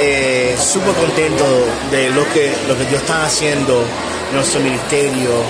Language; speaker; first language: Spanish; early bilingual, heritage; Spanish